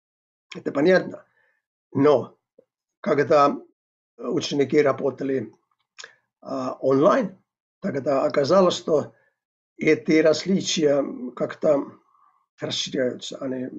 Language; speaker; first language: Russian; non-native, fluent; Finnish